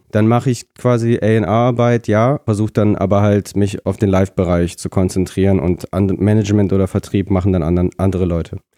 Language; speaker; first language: German; early bilingual, other home language; Russian